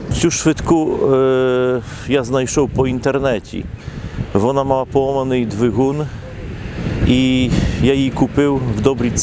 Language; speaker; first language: Polish; non-native, local second language; Ukrainian